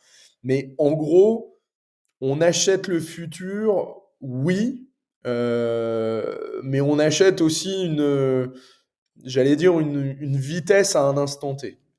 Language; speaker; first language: French; native; French